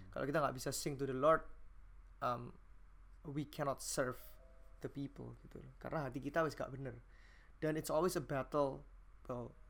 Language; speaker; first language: Indonesian; native; Indonesian